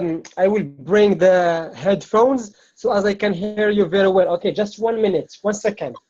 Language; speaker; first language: English; non-native, fluent; Arabic